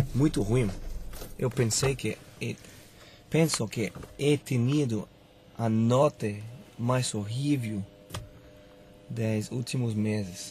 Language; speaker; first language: Portuguese; non-native, learner; Spanish